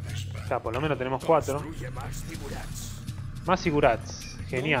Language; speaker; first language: Spanish; native; Spanish